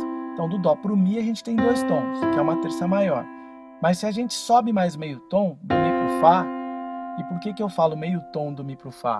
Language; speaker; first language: Portuguese; native; Portuguese